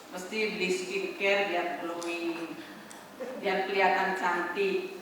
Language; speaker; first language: Indonesian; native; Indonesian